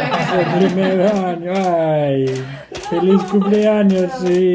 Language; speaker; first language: Spanish; non-native, learner; English